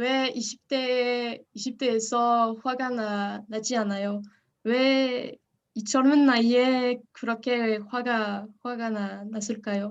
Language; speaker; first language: Korean; non-native, learner; French